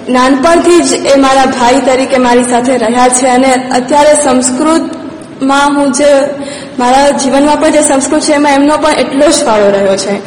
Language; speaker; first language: Gujarati; non-native, local second language; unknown